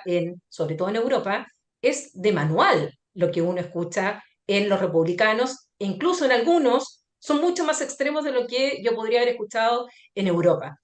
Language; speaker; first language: Spanish; native; Spanish